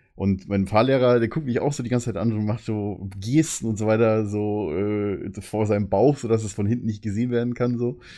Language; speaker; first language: German; native; German